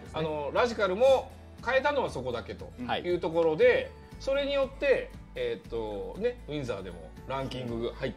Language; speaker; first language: Japanese; native; Japanese